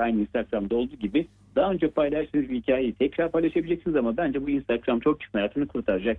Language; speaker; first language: Turkish; native; Turkish